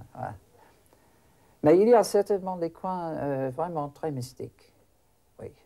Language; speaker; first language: French; non-native, fluent; English